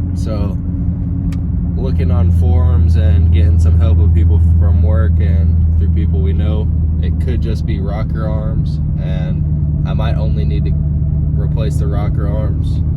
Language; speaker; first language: English; native; English